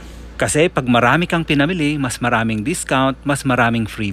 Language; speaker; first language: Filipino; native; Filipino